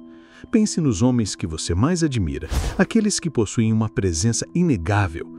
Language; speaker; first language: Portuguese; native; Portuguese